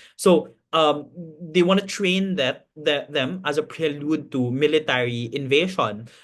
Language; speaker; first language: English; non-native, local second language; Cebuano